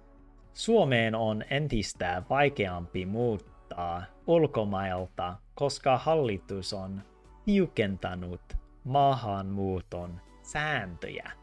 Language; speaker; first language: Finnish; non-native, learner; English